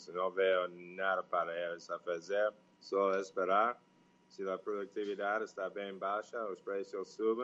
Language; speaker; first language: Portuguese; non-native, fluent; English